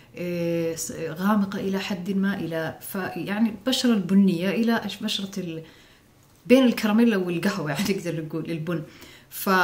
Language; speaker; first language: Arabic; non-native, local second language; Somali